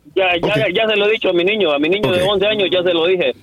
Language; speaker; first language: Spanish; native; Spanish